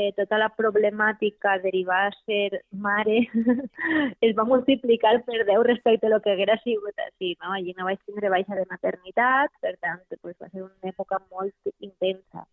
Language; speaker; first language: Catalan; native; Catalan